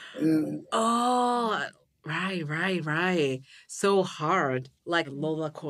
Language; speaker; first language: English; non-native, learner; Japanese